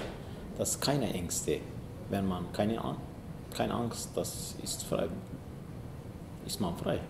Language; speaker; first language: German; non-native, learner; Zaza